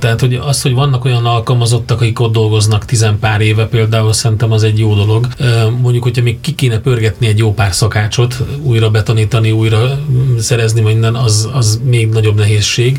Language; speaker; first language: Hungarian; native; Hungarian